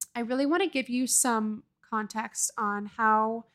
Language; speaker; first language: English; native; English